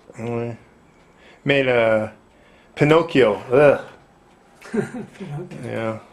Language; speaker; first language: French; non-native, learner; English